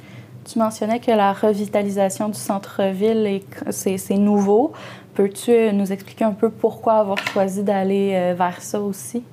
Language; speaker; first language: French; native; French